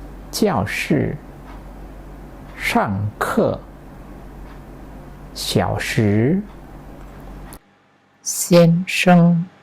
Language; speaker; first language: Chinese; non-native, fluent; Indonesian